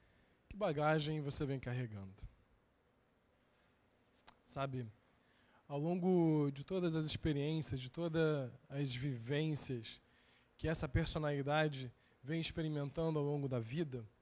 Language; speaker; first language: Portuguese; native; Portuguese